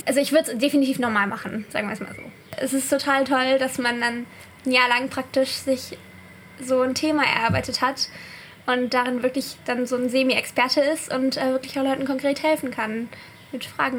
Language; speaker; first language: German; native; German